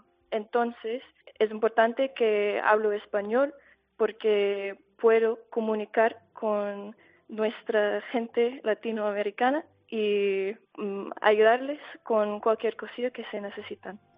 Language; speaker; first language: Spanish; non-native, learner; English